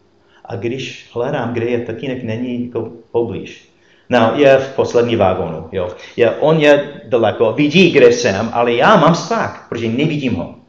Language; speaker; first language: Czech; non-native, fluent; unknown